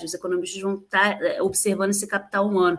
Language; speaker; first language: Portuguese; native; Portuguese